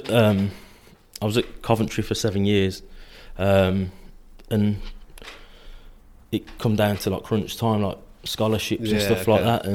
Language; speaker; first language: English; native; English